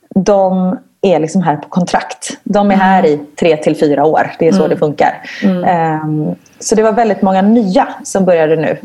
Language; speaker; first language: Swedish; native; Swedish